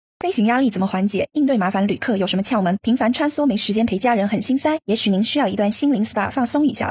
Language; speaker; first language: Chinese; native; Chinese